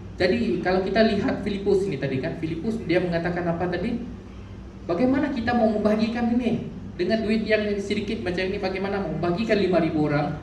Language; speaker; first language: Malay; non-native, local second language; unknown